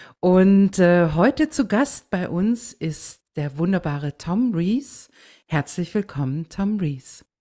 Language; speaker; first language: German; native; German